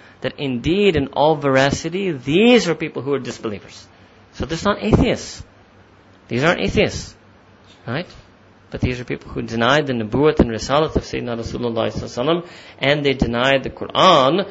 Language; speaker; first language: English; native; English